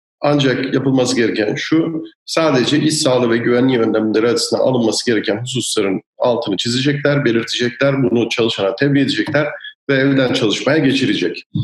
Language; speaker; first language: Turkish; native; Turkish